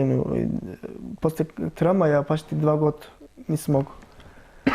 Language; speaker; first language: Russian; non-native, learner; Turkish